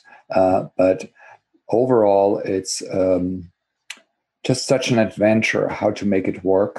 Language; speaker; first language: English; non-native, fluent; German